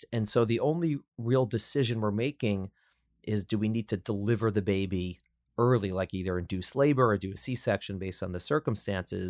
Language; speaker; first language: English; native; English